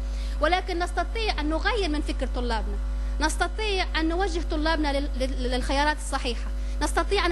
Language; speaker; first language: Arabic; native; Arabic